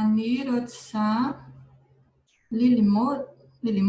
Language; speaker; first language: Hebrew; non-native, learner; Portuguese